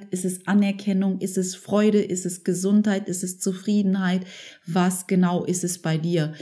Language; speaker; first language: German; early bilingual, other home language; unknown